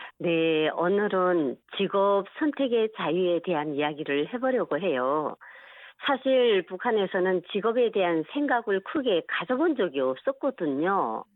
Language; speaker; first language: Korean; native; Korean